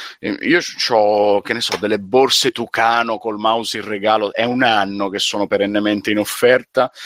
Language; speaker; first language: Italian; native; Italian